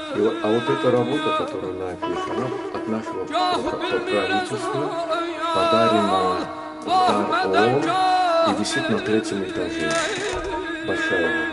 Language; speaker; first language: Russian; non-native, local second language; Azerbaijani